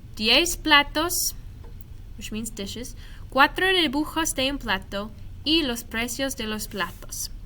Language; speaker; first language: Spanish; non-native, fluent; English